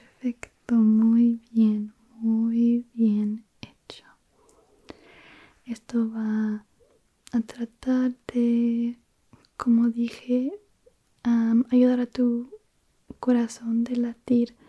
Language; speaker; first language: Spanish; early bilingual, heritage; Spanish